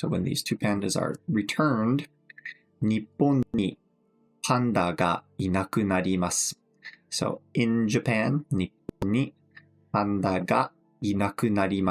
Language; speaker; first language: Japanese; non-native, fluent; English